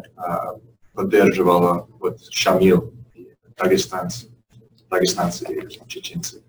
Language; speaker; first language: Russian; non-native, fluent; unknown